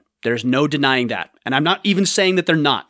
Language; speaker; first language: English; native; English